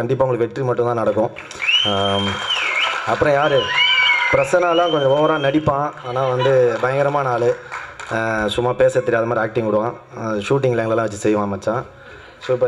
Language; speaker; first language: Tamil; native; Tamil